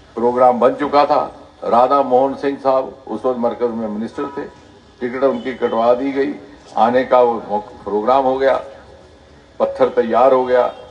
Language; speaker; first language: Hindi; non-native, local second language; Dogri